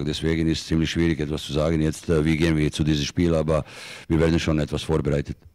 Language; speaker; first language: German; non-native, fluent; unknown